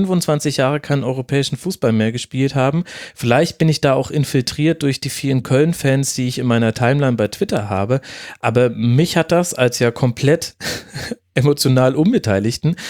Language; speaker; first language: German; native; German